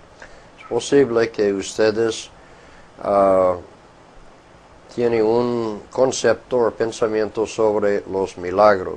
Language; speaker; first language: Spanish; non-native, fluent; English